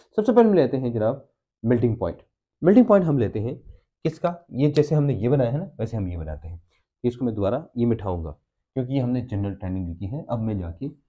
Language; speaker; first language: Urdu; non-native, local second language; Pashto